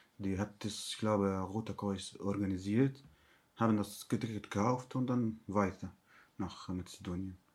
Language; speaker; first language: German; non-native, learner; Arabic